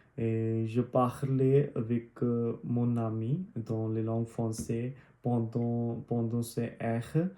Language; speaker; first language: French; non-native, learner; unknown